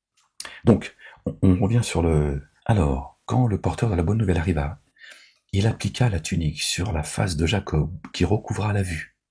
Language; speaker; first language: French; native; French